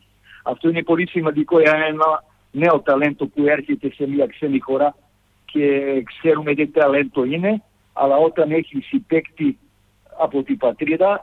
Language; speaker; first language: Greek; non-native, fluent; Serbian